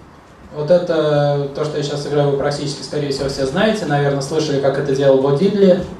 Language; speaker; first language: Russian; native; Russian